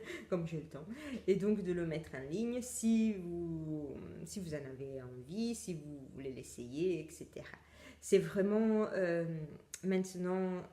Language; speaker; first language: French; non-native, fluent; Italian